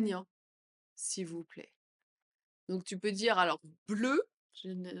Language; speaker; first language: French; native; French